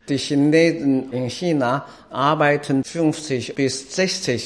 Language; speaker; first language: German; non-native, learner; Chinese